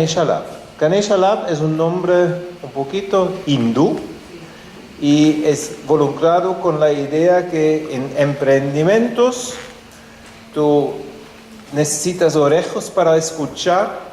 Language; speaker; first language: Spanish; non-native, fluent; German